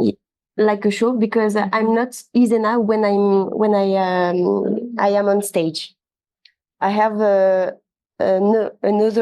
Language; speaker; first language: English; non-native, learner; French